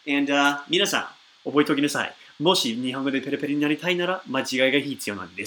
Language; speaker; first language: Japanese; non-native, fluent; English